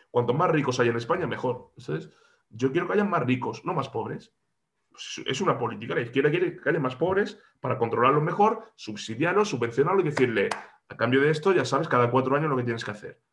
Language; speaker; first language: Spanish; native; Spanish